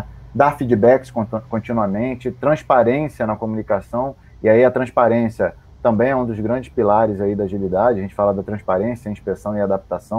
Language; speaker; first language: Portuguese; native; Portuguese